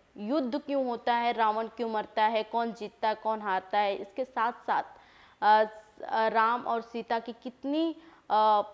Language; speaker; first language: Hindi; native; Hindi